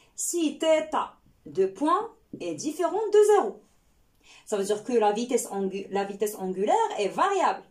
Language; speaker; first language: French; non-native, local second language; Arabic